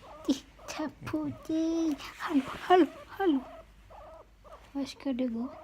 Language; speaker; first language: Swedish; non-native, learner; Filipino